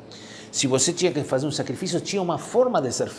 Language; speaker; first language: Portuguese; non-native, fluent; Spanish